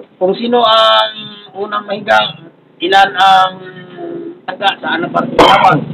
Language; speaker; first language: Filipino; non-native, local second language; Cebuano